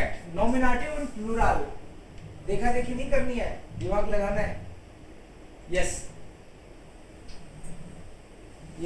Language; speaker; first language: Hindi; native; Hindi